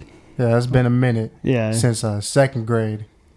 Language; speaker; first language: English; native; English